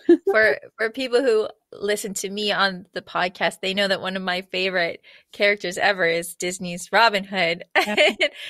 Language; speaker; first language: English; native; English